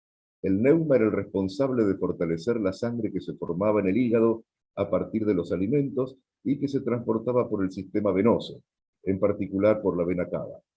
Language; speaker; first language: Spanish; native; Spanish